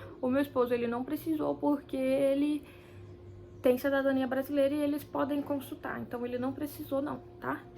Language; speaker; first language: Portuguese; native; Portuguese